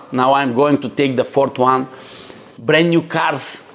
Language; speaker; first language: English; non-native, learner; Bulgarian